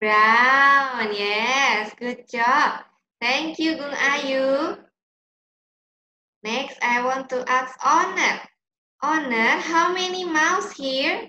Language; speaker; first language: English; non-native, learner; Indonesian